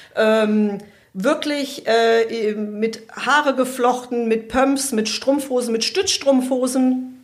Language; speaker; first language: German; native; German